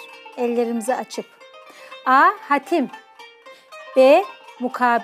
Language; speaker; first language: Turkish; native; Turkish